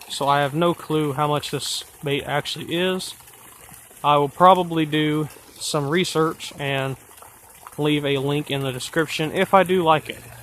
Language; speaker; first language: English; native; English